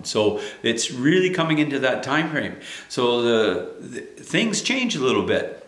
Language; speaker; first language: English; native; English